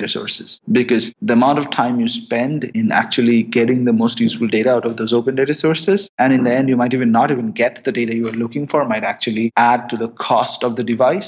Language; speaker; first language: English; non-native, local second language; Bangla